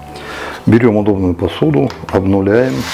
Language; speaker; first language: Russian; native; Russian